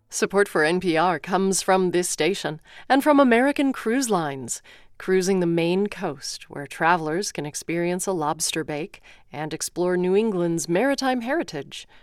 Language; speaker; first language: English; non-native, fluent; Ukrainian